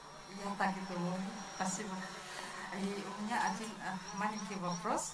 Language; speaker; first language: Russian; non-native, fluent; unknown